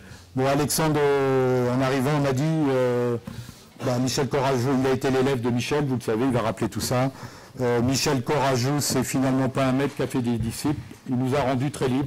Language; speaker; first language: French; native; French